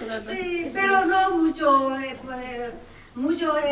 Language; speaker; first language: Spanish; non-native, learner; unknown